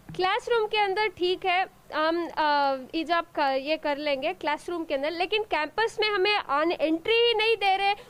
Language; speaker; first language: Hindi; non-native, local second language; Urdu